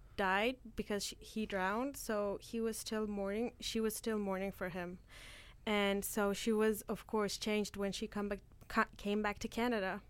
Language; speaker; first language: English; non-native, fluent; Turkish